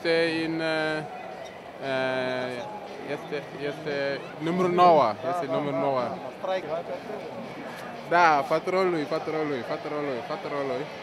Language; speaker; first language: Romanian; non-native, learner; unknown